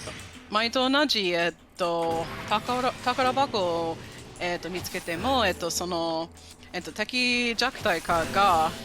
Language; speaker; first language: Japanese; non-native, fluent; English